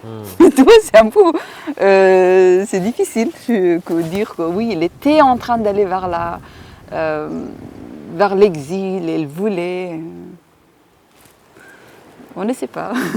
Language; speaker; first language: French; non-native, fluent; Persian